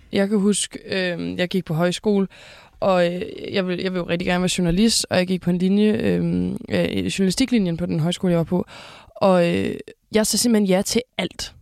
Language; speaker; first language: Danish; native; Danish